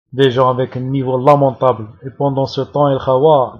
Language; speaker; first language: French; non-native, local second language; Arabic